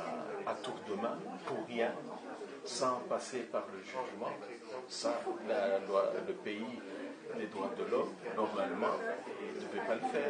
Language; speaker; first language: French; non-native, local second language; Comorian